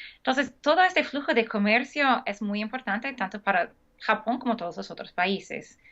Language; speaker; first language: Spanish; non-native, fluent; English